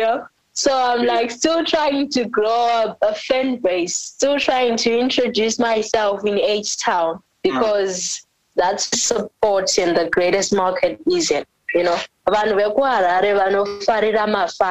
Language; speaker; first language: English; non-native, local second language; North Ndebele